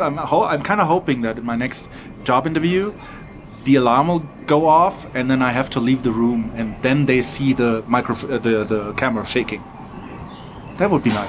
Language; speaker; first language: English; non-native, fluent; German